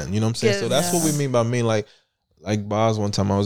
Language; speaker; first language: English; early bilingual, other home language; Italian